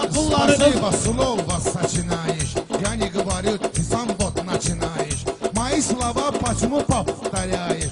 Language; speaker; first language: Russian; non-native, learner; Talysh